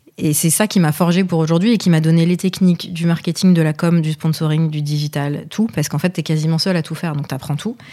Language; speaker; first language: French; early bilingual, other home language; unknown